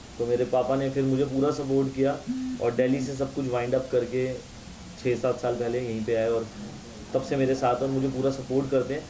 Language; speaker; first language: Hindi; native; Hindi